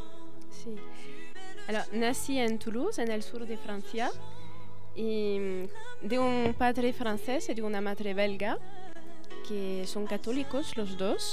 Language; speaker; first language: Spanish; non-native, fluent; French